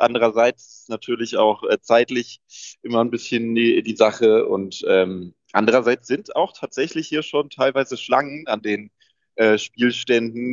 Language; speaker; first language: German; native; German